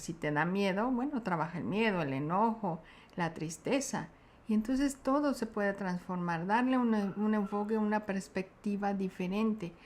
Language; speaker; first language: Spanish; native; Spanish